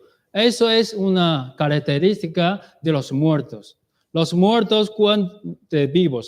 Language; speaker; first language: Spanish; non-native, learner; Chinese